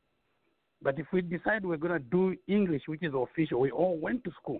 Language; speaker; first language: English; non-native, local second language; Nyanja